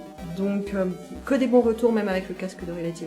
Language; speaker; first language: French; native; French